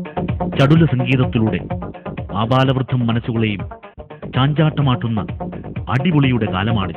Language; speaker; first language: Malayalam; native; Malayalam